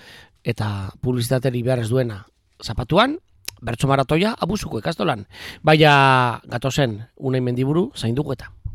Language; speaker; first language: Basque; native; Basque